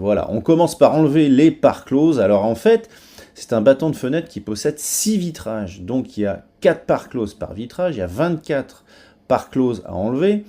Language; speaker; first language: French; native; French